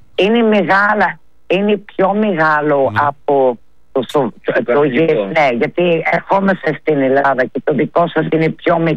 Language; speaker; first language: Greek; early bilingual, heritage; Greek